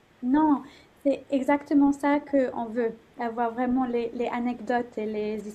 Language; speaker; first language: French; non-native, fluent; English